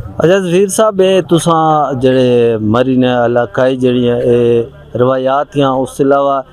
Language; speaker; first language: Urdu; non-native, local second language; Pahari-Potwari